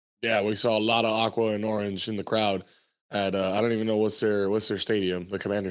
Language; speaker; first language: English; native; English